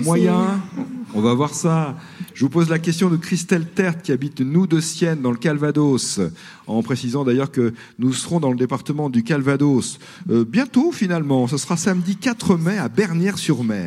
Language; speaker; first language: French; native; French